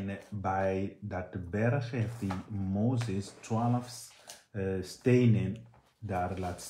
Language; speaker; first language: Dutch; non-native, fluent; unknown